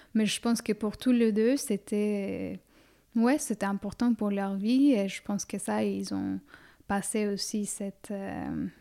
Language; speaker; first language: French; non-native, fluent; Spanish